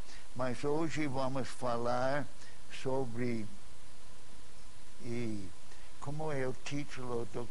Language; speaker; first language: Portuguese; non-native, fluent; English